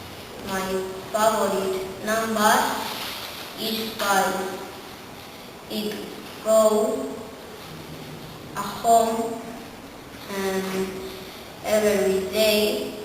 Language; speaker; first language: English; non-native, learner; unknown